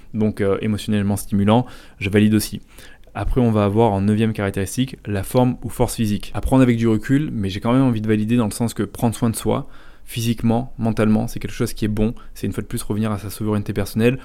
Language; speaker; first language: French; native; French